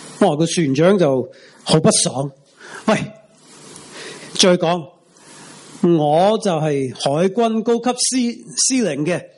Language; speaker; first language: Cantonese; non-native, fluent; English